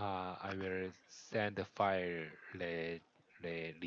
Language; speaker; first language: English; non-native, learner; Korean